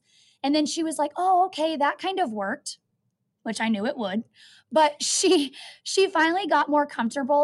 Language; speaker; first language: English; native; English